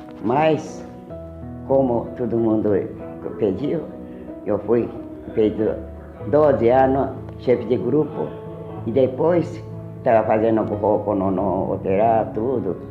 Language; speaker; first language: Portuguese; early bilingual, heritage; Japanese